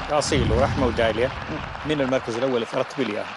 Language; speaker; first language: Arabic; native; Arabic